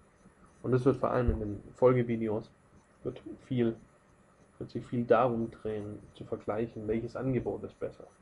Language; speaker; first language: German; native; German